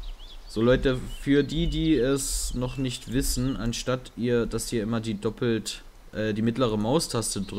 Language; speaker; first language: German; native; German